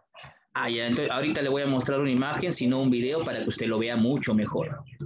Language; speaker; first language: Spanish; native; Spanish